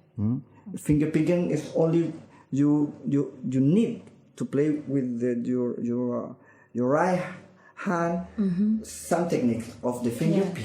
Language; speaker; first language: English; non-native, learner; Spanish